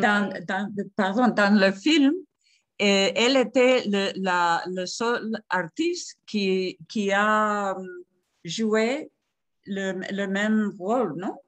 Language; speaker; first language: French; non-native, fluent; Spanish